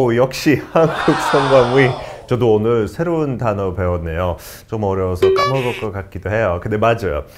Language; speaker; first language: Korean; non-native, fluent; English